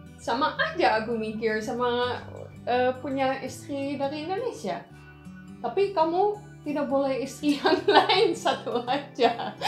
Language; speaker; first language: Indonesian; non-native, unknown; Dutch